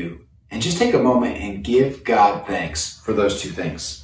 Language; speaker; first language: English; native; English